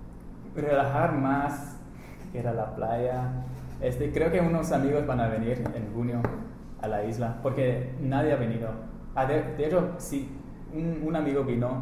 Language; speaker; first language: Spanish; non-native, fluent; English